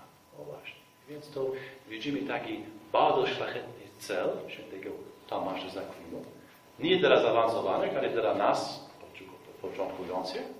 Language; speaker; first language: Polish; non-native, fluent; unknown